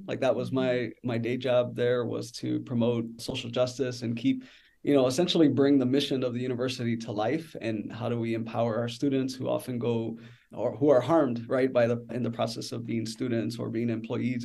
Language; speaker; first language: English; native; English